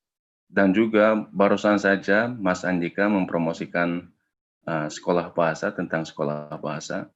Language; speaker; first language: Indonesian; non-native, fluent; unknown